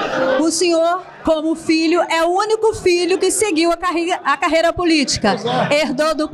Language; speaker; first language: Portuguese; native; Portuguese